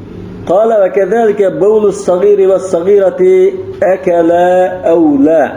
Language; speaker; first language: Arabic; non-native, fluent; Uzbek